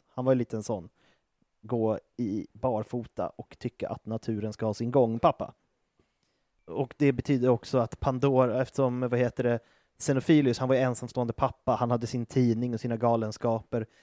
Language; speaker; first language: Swedish; native; Swedish